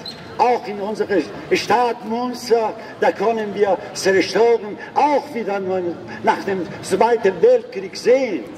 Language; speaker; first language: German; non-native, learner; Persian